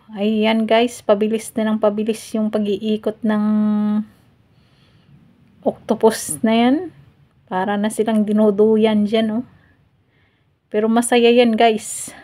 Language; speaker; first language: Filipino; native; Filipino